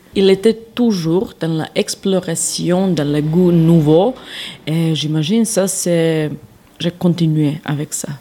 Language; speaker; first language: French; non-native, learner; Serbian